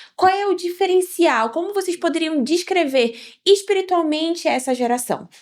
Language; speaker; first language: Portuguese; native; Portuguese